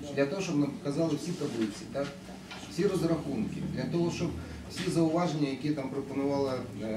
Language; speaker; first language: Ukrainian; non-native, local second language; Russian